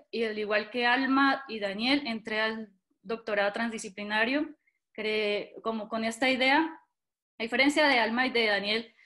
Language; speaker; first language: Spanish; native; Spanish